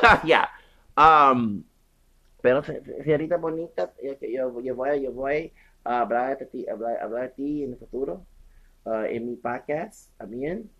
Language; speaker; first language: Spanish; non-native, learner; English